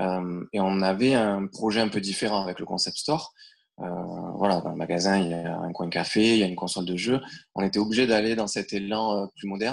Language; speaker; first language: French; native; French